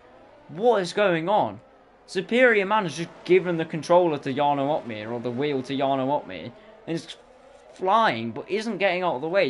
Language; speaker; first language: English; native; English